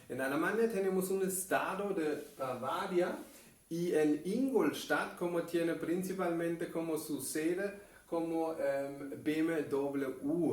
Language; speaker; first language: Spanish; non-native, fluent; German